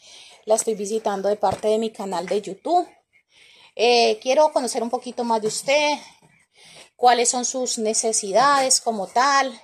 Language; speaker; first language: Spanish; native; Spanish